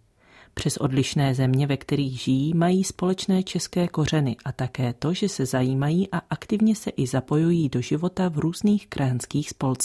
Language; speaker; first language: Czech; native; Czech